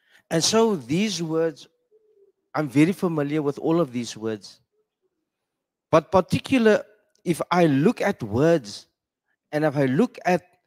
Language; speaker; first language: English; non-native, local second language; Afrikaans